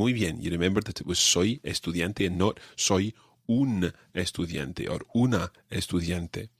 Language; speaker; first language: Spanish; non-native, fluent; English